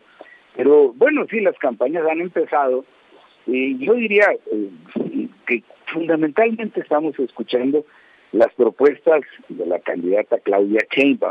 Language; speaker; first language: Spanish; native; Spanish